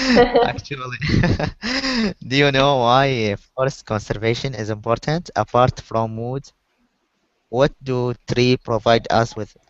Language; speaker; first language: English; non-native, learner; Arabic